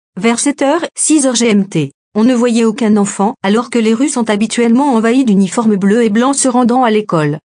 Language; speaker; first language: French; non-native, local second language; Lingala